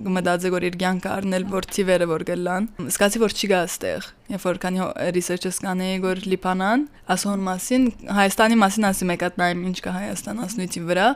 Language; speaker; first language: Armenian; early bilingual, heritage; Armenian